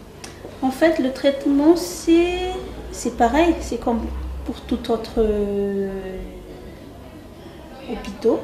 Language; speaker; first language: French; non-native, local second language; Malagasy